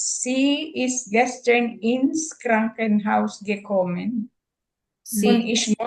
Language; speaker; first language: German; non-native, learner; Filipino